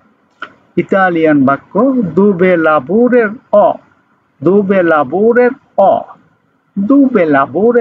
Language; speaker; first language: Italian; non-native, learner; Bangla